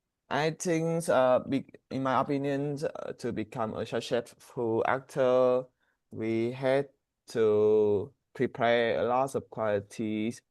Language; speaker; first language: English; non-native, learner; Vietnamese